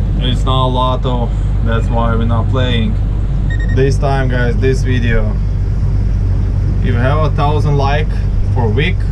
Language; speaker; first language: English; non-native, learner; Ukrainian